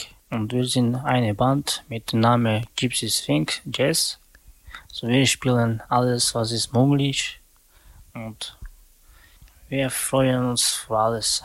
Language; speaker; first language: German; non-native, learner; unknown